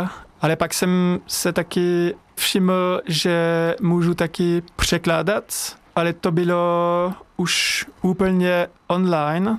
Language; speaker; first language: Czech; non-native, fluent; French